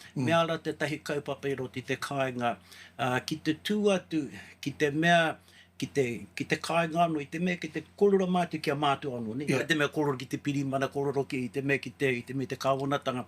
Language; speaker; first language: Māori; native; Māori